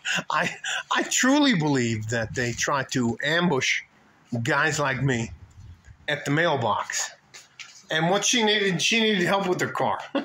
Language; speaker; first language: English; native; English